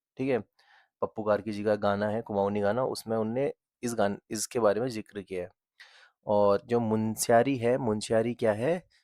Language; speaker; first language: Hindi; native; Hindi